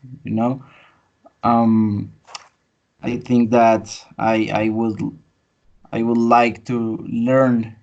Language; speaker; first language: English; non-native, fluent; Spanish